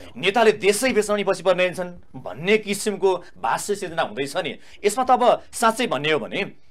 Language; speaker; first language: Nepali; native; Nepali